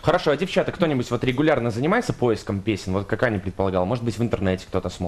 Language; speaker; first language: Russian; native; Russian